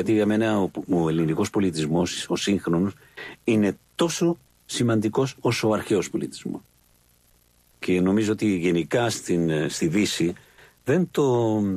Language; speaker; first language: Greek; non-native, fluent; Spanish